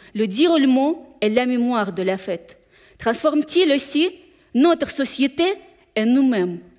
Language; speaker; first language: French; non-native, fluent; Russian